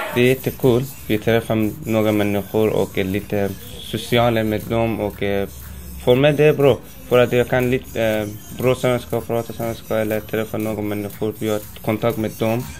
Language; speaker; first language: Swedish; non-native, learner; Persian